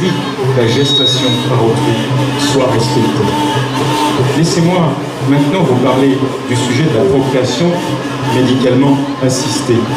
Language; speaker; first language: French; native; French